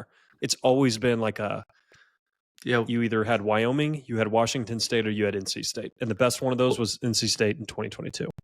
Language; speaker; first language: English; native; English